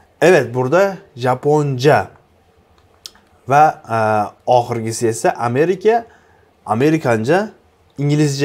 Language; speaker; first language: Turkish; non-native, fluent; Uzbek